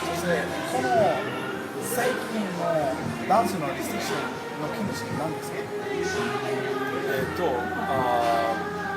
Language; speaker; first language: Japanese; non-native, learner; English